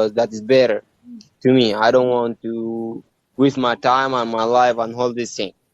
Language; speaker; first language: English; non-native, learner; Arabic